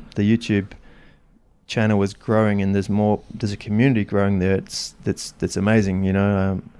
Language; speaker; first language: English; native; English